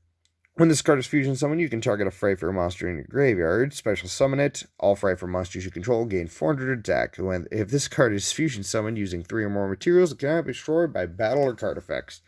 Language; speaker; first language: English; native; English